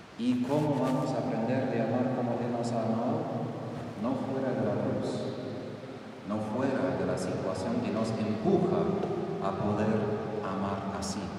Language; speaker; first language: Spanish; non-native, fluent; English